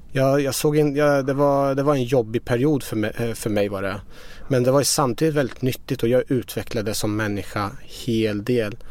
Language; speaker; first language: Swedish; early bilingual, other home language; Persian